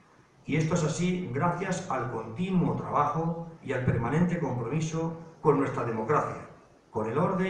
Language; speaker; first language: Spanish; native; Spanish